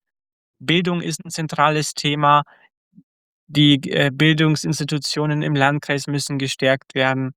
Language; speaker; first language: German; early bilingual, other home language; Croatian